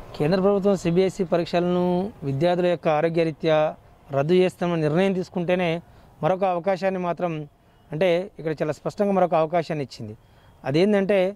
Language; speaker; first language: Telugu; native; Telugu